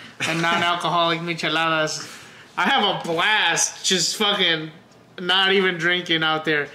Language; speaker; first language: English; early bilingual, other home language; Spanish